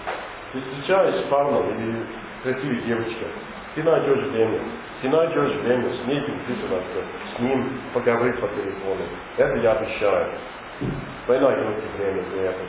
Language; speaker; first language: Russian; non-native, learner; English